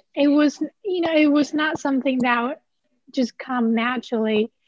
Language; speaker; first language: English; non-native, fluent; Chinese